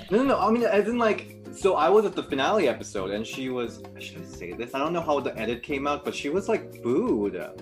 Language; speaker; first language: English; non-native, fluent; Korean